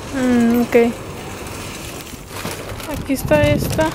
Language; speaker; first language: Spanish; early bilingual, other home language; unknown